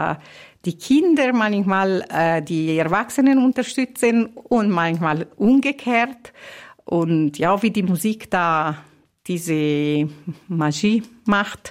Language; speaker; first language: German; non-native, fluent; Italian